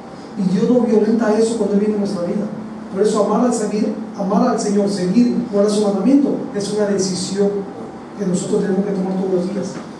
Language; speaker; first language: Spanish; native; Spanish